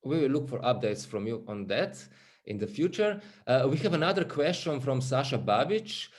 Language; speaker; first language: English; non-native, fluent; Slovenian